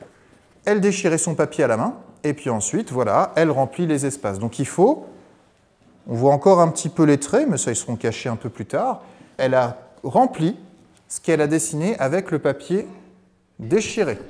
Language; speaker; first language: French; native; French